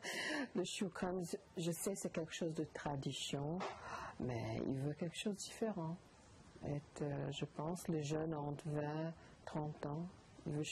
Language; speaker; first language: French; non-native, learner; English